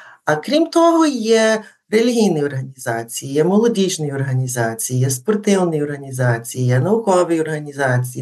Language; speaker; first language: Ukrainian; early bilingual, heritage; Ukrainian